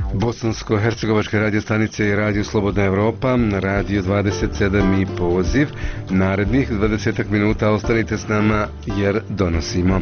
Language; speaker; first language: Croatian; native; Croatian